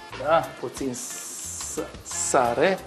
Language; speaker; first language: Romanian; non-native, learner; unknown